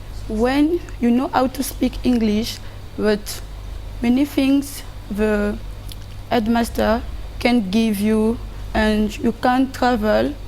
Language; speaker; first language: English; non-native, learner; French